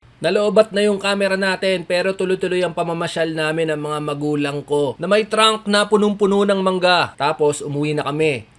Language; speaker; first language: Filipino; native; Filipino